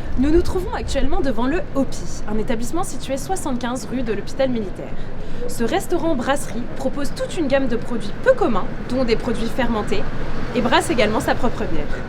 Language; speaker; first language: French; native; French